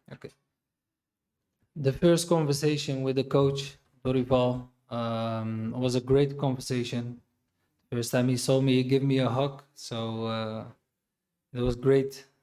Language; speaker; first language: English; non-native, fluent; Dutch